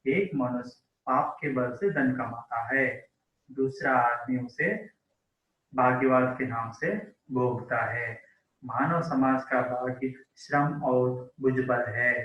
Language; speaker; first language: Hindi; non-native, local second language; Telugu